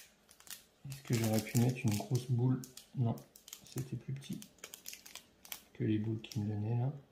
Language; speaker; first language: French; native; French